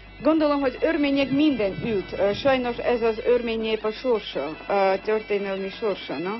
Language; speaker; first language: Hungarian; non-native, learner; Armenian